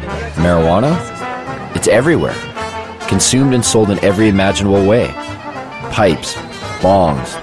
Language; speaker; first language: English; native; English